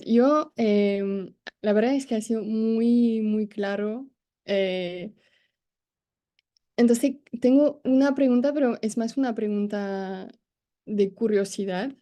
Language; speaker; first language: Spanish; non-native, fluent; French